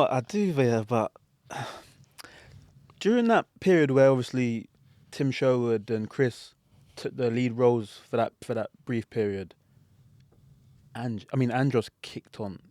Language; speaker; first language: English; native; English